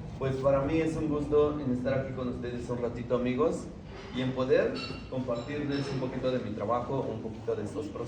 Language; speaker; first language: Spanish; non-native, local second language; Zapotec